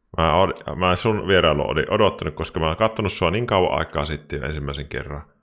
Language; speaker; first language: Finnish; native; Finnish